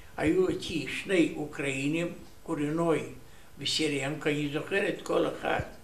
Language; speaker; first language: Hebrew; non-native, learner; Romanian